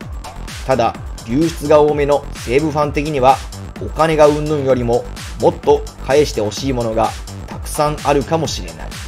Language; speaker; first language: Japanese; native; Japanese